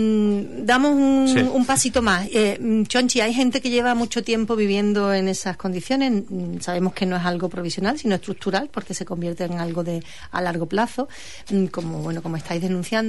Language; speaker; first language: Spanish; native; Spanish